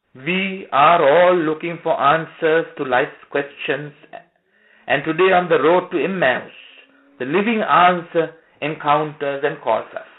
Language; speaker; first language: English; non-native, local second language; Sinhala